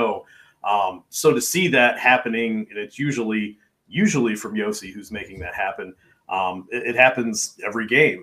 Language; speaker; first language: English; native; English